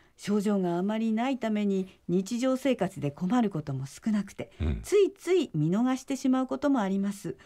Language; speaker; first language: Japanese; native; Japanese